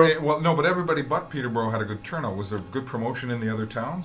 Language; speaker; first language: English; native; English